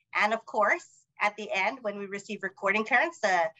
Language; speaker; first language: English; native; English